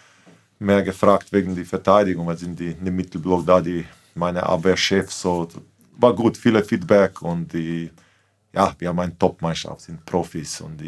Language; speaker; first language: German; non-native, fluent; Slovenian